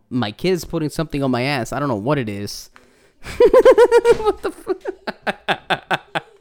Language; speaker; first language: English; non-native, fluent; Spanish